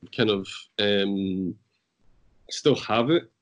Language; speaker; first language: English; native; English